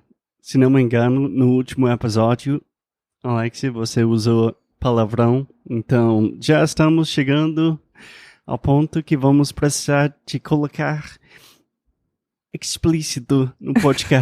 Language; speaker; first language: Portuguese; non-native, fluent; English